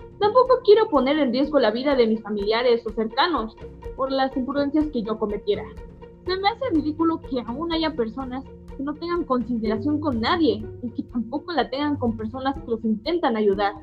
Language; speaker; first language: Spanish; native; Spanish